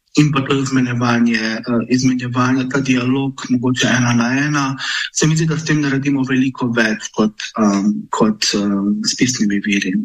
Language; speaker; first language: Slovenian; non-native, local second language; Romany